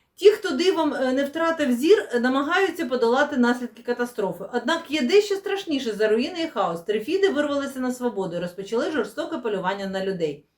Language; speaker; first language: Ukrainian; non-native, local second language; Russian